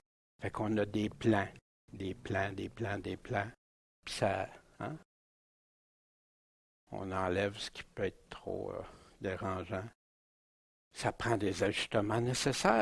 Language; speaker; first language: French; native; French